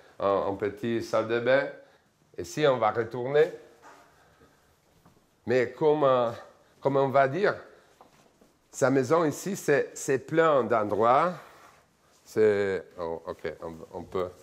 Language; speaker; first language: French; non-native, fluent; Italian